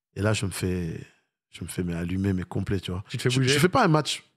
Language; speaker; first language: French; native; French